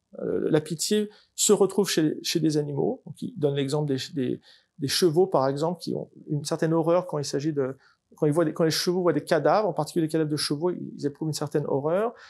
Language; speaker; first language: French; native; French